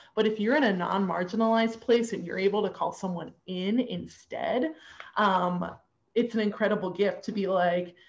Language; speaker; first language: English; native; English